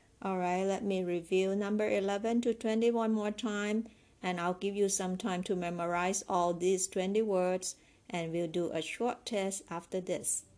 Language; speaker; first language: English; non-native, fluent; Chinese